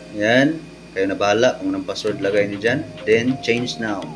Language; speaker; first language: Filipino; non-native, local second language; Cebuano